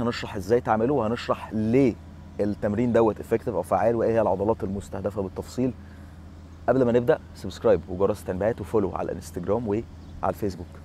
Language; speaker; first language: Arabic; native; Arabic